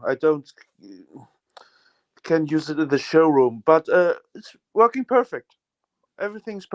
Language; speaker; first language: English; non-native, learner; German